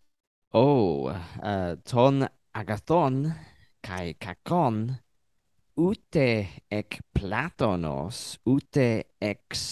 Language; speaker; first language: Greek; non-native, learner; English